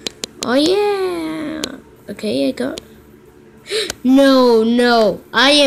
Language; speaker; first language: English; native; English